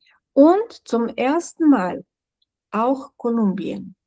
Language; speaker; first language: German; non-native, fluent; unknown